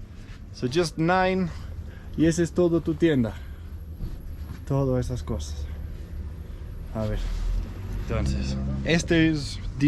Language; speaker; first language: Spanish; non-native, learner; Danish